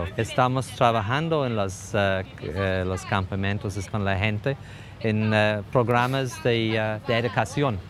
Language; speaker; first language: Spanish; non-native, fluent; English